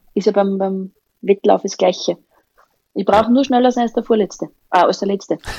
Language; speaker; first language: German; native; German